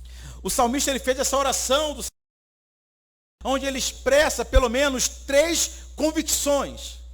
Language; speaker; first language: Portuguese; native; Portuguese